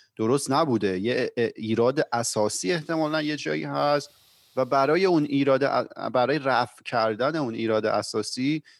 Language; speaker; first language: Persian; native; Persian